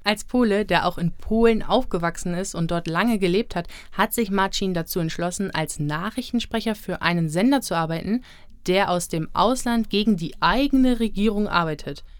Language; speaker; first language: German; native; German